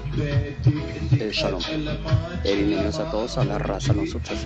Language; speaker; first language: Spanish; early bilingual, heritage; Spanish